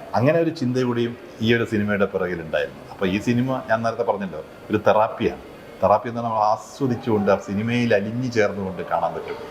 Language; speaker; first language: Malayalam; native; Malayalam